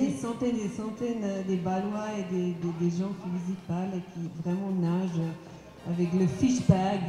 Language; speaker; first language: French; non-native, learner; German